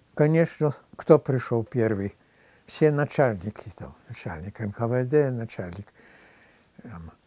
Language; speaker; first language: Russian; non-native, fluent; Polish